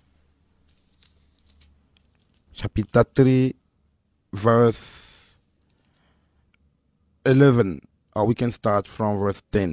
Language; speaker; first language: English; non-native, fluent; Lingala